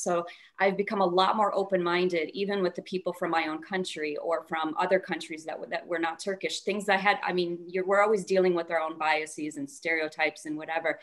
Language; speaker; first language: English; native; English